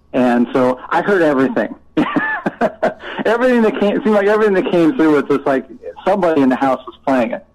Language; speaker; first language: English; native; English